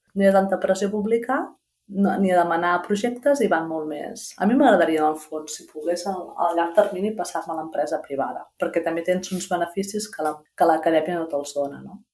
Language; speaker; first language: Catalan; native; Catalan